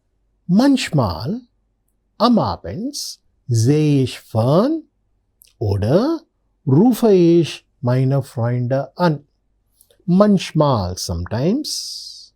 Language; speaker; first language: German; non-native, learner; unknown